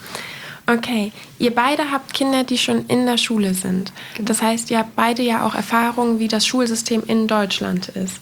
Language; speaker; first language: German; native; German